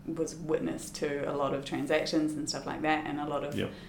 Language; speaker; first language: English; native; English